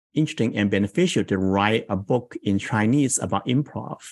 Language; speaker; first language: English; non-native, fluent; Chinese